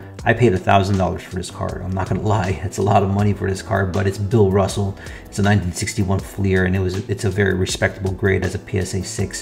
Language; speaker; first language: English; native; English